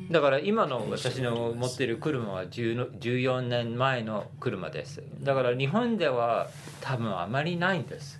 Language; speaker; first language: Japanese; non-native, fluent; English